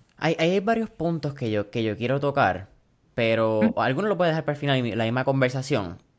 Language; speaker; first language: Spanish; early bilingual, heritage; Spanish